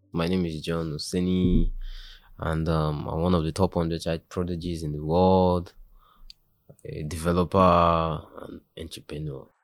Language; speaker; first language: English; non-native, local second language; Yoruba